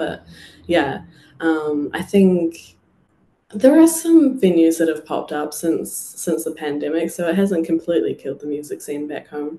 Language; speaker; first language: English; native; English